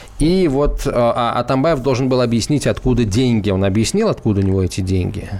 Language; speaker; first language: Russian; native; Russian